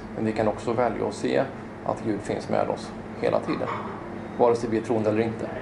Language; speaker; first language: Swedish; native; Swedish